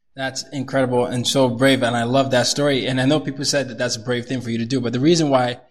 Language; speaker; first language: English; non-native, local second language; Yoruba